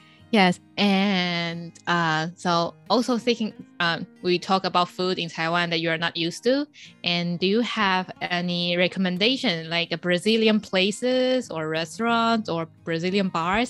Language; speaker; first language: English; non-native, fluent; Chinese